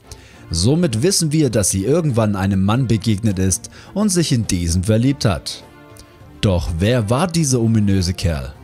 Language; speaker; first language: German; native; German